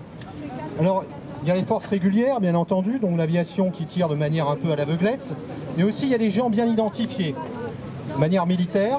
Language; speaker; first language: French; native; French